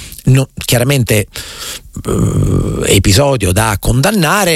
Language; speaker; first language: Italian; native; Italian